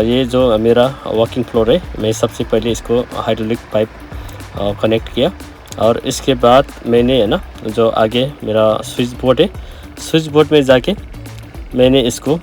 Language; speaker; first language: Hindi; non-native, learner; Nepali